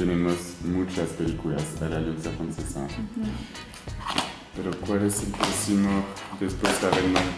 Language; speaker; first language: Spanish; non-native, learner; French